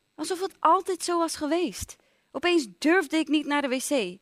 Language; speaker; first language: Dutch; native; Dutch